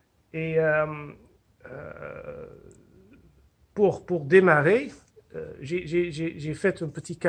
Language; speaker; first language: French; non-native, fluent; Dutch